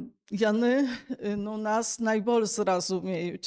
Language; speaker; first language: Polish; non-native, local second language; Belarusian